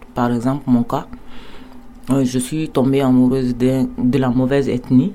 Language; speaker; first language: French; non-native, local second language; Bambara